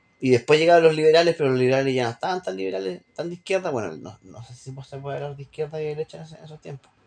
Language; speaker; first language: Spanish; native; Spanish